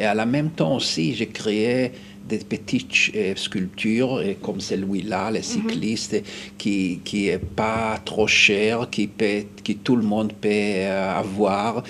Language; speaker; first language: French; non-native, fluent; Hebrew